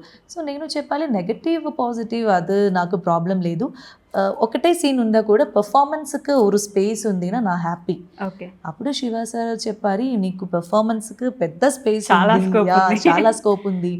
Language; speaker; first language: Telugu; non-native, learner; Malayalam